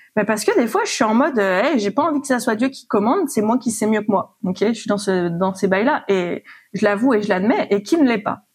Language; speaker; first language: French; native; French